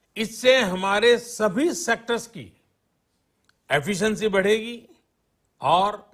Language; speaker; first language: Hindi; non-native, local second language; Gujarati